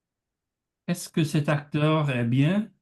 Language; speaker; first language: French; non-native, learner; English